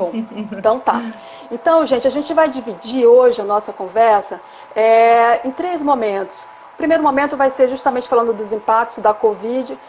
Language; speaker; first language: Portuguese; native; Portuguese